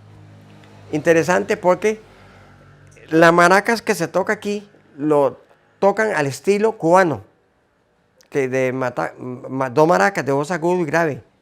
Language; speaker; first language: Spanish; native; Spanish